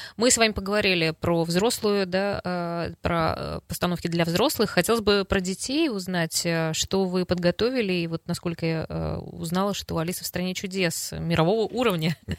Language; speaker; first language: Russian; native; Russian